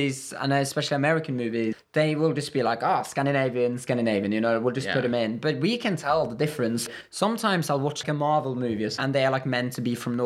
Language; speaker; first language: English; non-native, fluent; Norwegian